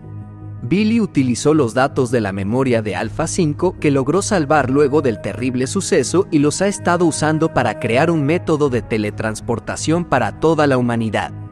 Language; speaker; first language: Spanish; native; Spanish